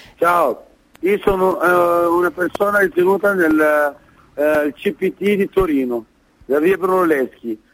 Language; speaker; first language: Italian; non-native, fluent; Arabic